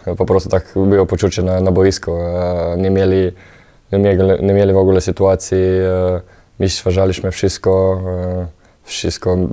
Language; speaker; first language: Polish; non-native, fluent; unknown